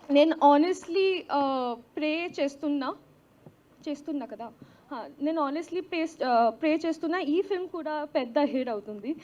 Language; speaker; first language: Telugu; non-native, learner; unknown